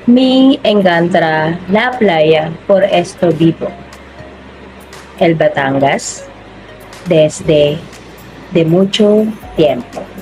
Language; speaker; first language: Spanish; non-native, learner; Filipino